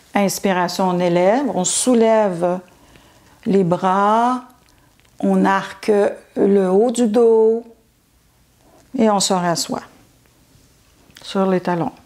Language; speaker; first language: French; native; French